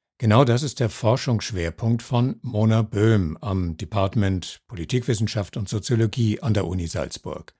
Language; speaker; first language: German; native; German